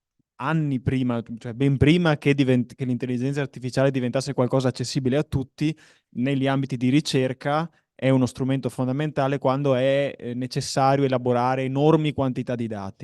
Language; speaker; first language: Italian; native; Italian